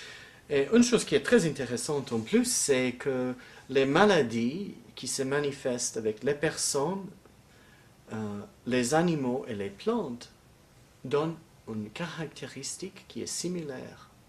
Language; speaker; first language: French; non-native, fluent; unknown